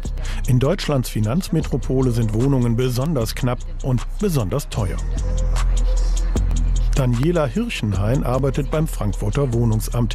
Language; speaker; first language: German; native; German